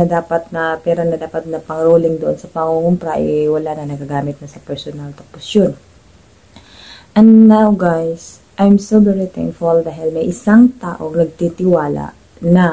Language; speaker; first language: Filipino; native; Filipino